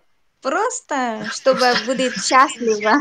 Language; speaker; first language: Russian; non-native, learner; Arabic